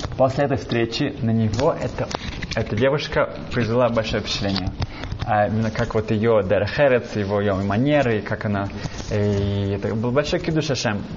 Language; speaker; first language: Russian; early bilingual, heritage; Russian